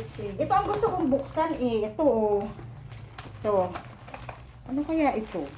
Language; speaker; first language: Filipino; native; Filipino